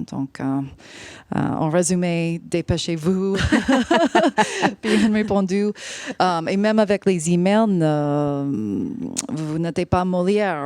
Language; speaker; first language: French; non-native, fluent; English